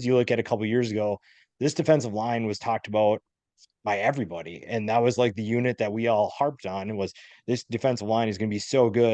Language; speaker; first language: English; native; English